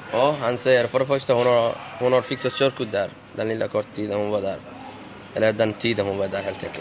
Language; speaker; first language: Swedish; early bilingual, other home language; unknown